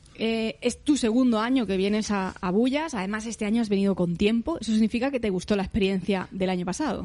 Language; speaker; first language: Spanish; native; Spanish